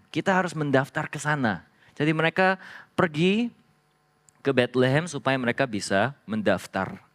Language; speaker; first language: Indonesian; non-native, fluent; Korean